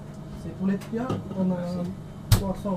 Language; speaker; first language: French; non-native, learner; Turkish